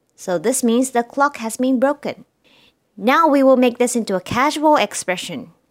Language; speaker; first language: English; non-native, fluent; Japanese